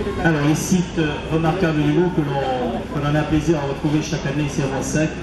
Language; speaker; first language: French; native; French